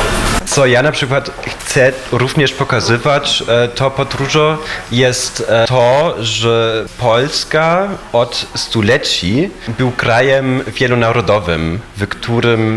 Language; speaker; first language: Polish; non-native, fluent; German